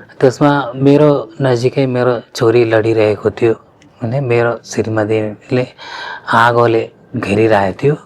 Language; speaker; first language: Nepali; non-native, fluent; Malayalam